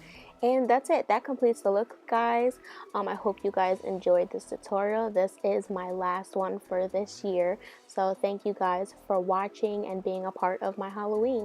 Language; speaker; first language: English; native; English